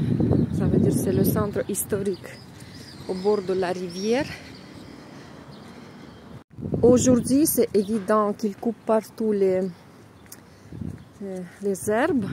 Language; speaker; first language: French; non-native, fluent; Russian